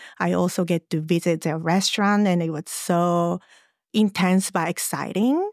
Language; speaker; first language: English; non-native, fluent; Japanese